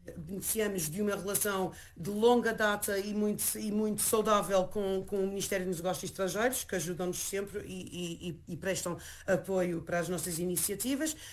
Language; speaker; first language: Portuguese; early bilingual, heritage; Portuguese